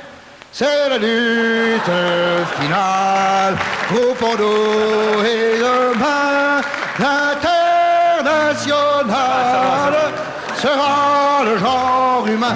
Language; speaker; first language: French; native; French